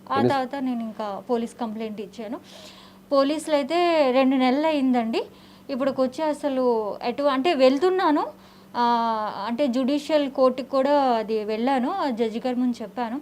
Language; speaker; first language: Telugu; native; Telugu